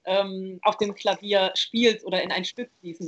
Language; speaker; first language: German; native; German